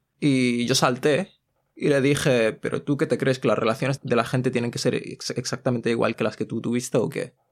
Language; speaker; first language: Spanish; early bilingual, other home language; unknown